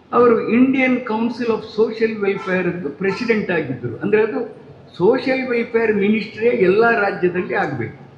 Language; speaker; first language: Kannada; non-native, local second language; Tulu